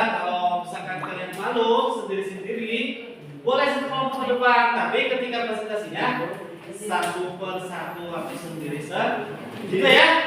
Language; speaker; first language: Indonesian; native; Indonesian